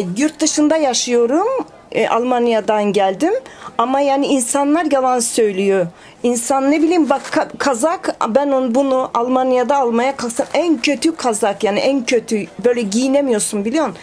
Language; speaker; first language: Turkish; early bilingual, heritage; Turkish